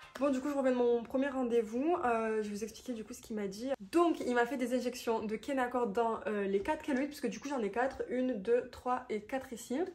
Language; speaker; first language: French; native; French